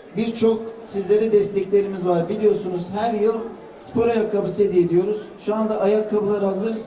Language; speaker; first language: Turkish; native; Turkish